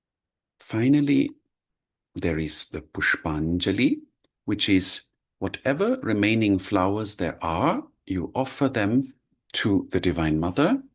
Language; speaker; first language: English; non-native, fluent; German